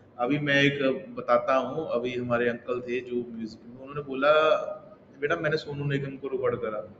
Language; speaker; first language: Hindi; non-native, local second language; Punjabi